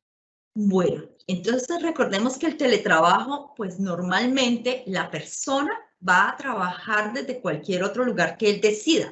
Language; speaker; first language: Spanish; native; Spanish